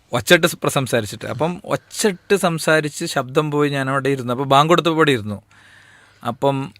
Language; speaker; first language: Malayalam; native; Malayalam